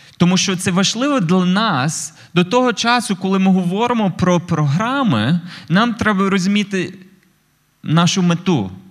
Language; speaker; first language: Ukrainian; non-native, fluent; English